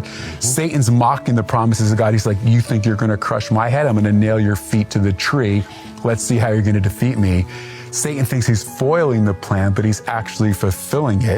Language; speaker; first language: English; native; English